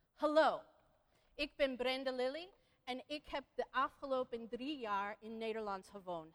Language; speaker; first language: Dutch; non-native, learner; English